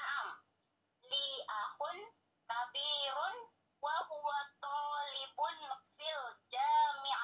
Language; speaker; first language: Arabic; non-native, learner; Indonesian